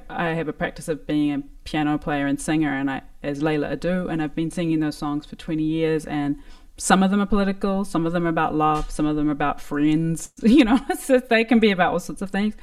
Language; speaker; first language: English; native; English